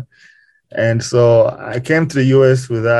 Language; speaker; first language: English; non-native, local second language; Kinyarwanda